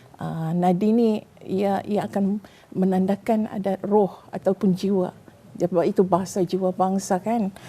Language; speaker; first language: Malay; native; Malay